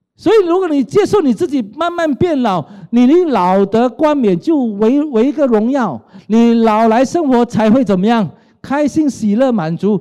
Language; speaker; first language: Chinese; non-native, local second language; Cantonese